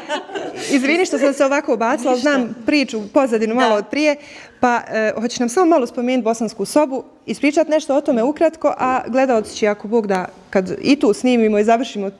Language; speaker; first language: Bosnian; native; Bosnian